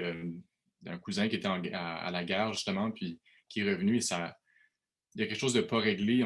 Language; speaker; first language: French; native; French